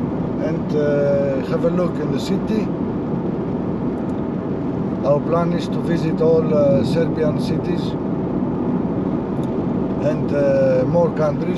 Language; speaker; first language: English; non-native, learner; Greek